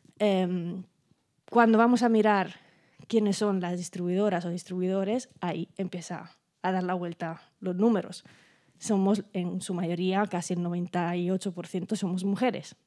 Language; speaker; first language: Spanish; non-native, fluent; Italian